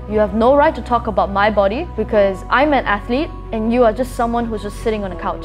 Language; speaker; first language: English; non-native, local second language; Chinese